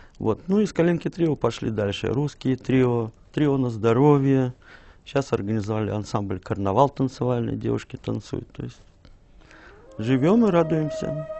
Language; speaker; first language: Russian; native; Russian